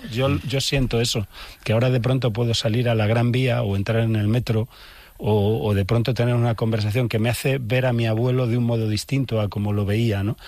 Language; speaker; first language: Spanish; native; Spanish